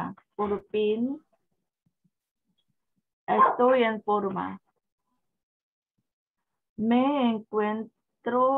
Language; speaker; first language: Spanish; non-native, learner; Korean